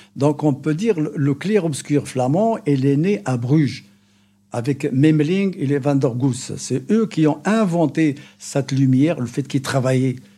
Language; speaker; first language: French; non-native, local second language; Arabic